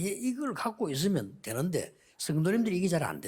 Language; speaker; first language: Korean; native; Korean